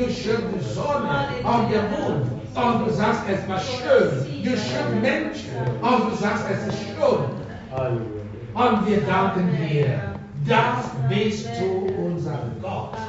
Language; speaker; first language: German; non-native, fluent; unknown